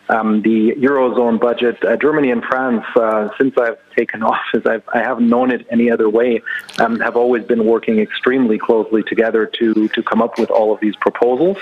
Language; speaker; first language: English; non-native, fluent; German